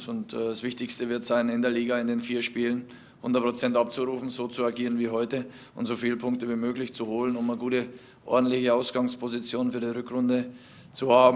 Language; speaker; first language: German; native; German